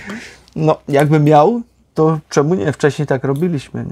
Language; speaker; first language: Polish; native; Polish